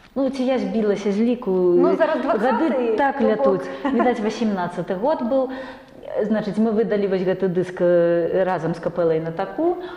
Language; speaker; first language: Belarusian; non-native, local second language; Russian